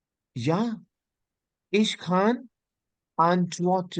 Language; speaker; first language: German; non-native, learner; Hindi